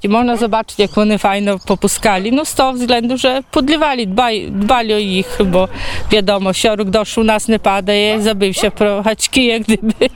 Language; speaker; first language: Polish; non-native, local second language; Ukrainian